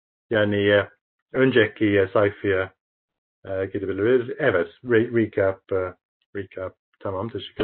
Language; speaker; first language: Turkish; non-native, learner; English